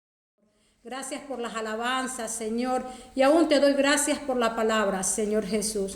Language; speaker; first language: Spanish; native; Spanish